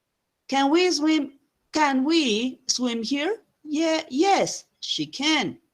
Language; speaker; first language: English; non-native, fluent; Spanish